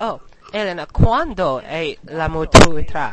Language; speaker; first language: Italian; non-native, learner; English